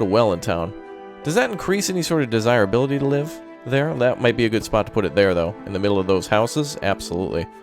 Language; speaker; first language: English; native; English